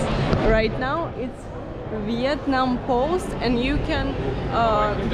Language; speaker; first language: English; non-native, fluent; Ukrainian